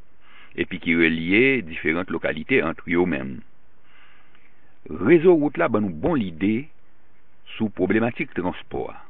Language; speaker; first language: French; non-native, local second language; Haitian Creole